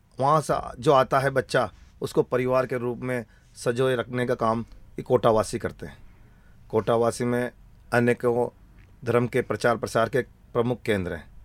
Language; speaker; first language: Hindi; native; Hindi